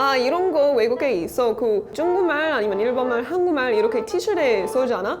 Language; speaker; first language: Korean; non-native, learner; English